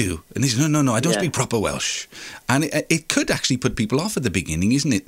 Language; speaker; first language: English; non-native, local second language; Welsh